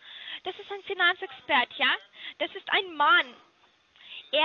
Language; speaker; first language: German; non-native, learner; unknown